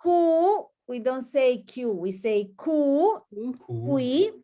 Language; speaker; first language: English; non-native, fluent; Italian